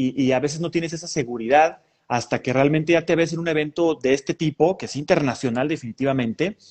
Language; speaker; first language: Spanish; native; Spanish